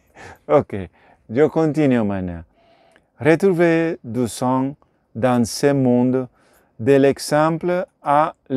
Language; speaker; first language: French; non-native, learner; Spanish